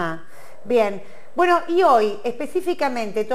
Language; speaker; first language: Spanish; native; Spanish